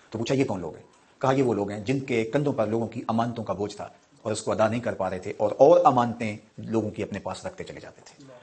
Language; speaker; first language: Urdu; non-native, local second language; Punjabi